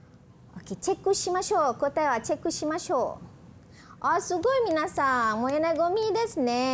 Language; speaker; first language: Japanese; non-native, fluent; Malay